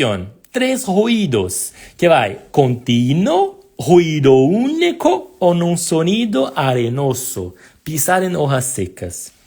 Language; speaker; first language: Spanish; non-native, fluent; Portuguese